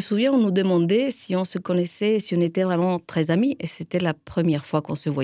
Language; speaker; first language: French; non-native, fluent; Spanish